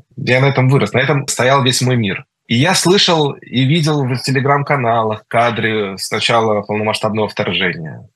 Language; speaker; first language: Russian; early bilingual, heritage; Russian